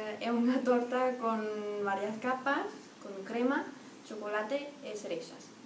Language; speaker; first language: Galician; non-native, learner; German